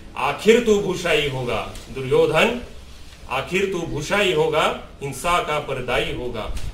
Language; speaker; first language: Hindi; non-native, local second language; Marathi